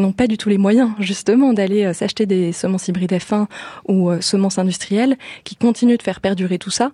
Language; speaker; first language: French; native; French